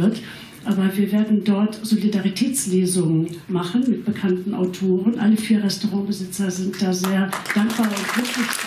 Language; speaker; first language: German; native; German